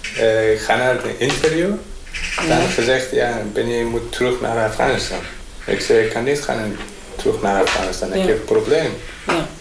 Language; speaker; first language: Dutch; non-native, learner; Persian